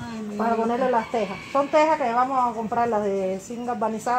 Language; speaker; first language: Spanish; native; Spanish